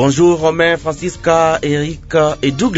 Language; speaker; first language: French; non-native, local second language; Lingala